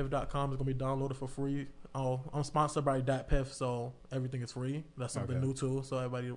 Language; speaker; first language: English; native; English